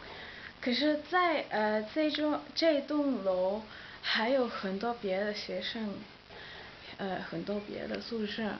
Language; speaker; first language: Chinese; non-native, learner; Dutch